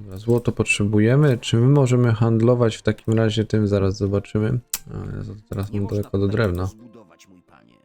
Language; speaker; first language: Polish; native; Polish